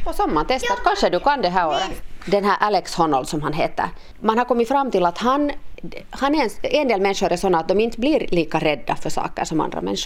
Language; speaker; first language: Swedish; native; Swedish